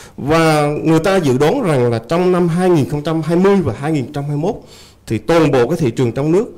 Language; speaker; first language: Vietnamese; native; Vietnamese